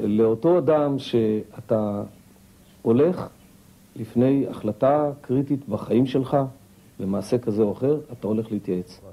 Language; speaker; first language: Hebrew; native; Hebrew